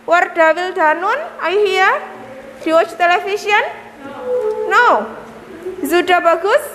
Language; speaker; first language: English; non-native, learner; Indonesian